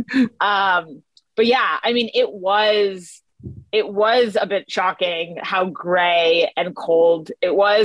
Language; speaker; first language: English; native; English